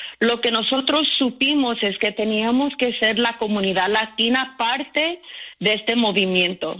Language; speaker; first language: Spanish; early bilingual, heritage; Spanish